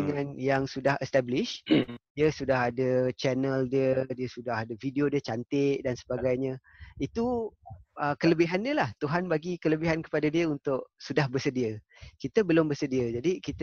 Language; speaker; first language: Malay; native; Malay